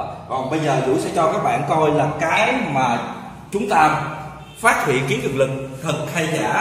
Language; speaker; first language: Vietnamese; native; Vietnamese